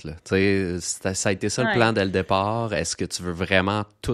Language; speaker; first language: French; native; French